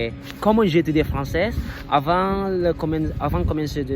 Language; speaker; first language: French; non-native, learner; Indonesian